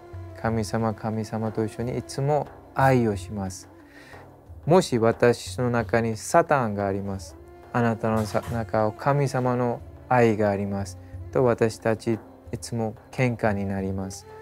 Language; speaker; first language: Japanese; non-native, learner; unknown